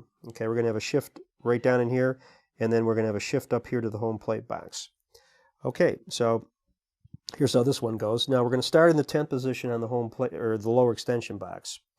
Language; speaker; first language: English; native; English